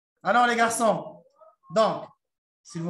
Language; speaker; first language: French; non-native, fluent; Arabic